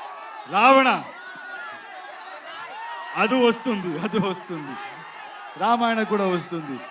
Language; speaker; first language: Telugu; non-native, learner; Kannada